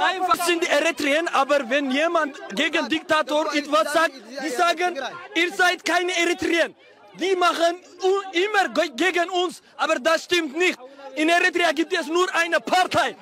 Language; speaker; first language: German; non-native, learner; Tigrinya